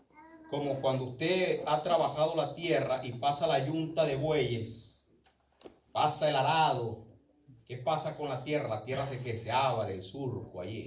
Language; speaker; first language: Spanish; native; Spanish